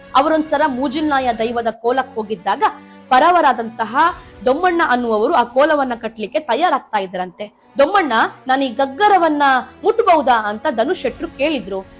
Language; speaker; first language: Kannada; non-native, local second language; Tulu